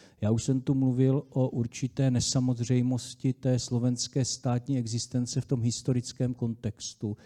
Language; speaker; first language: Czech; native; Czech